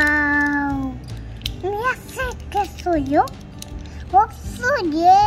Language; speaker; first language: Spanish; early bilingual, heritage; Spanish